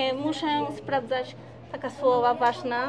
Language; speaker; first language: Polish; non-native, learner; Spanish